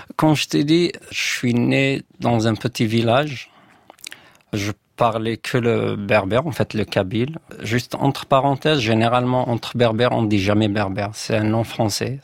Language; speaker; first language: French; non-native, local second language; Kabyle